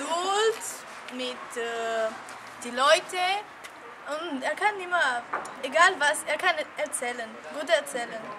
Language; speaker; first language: German; non-native, learner; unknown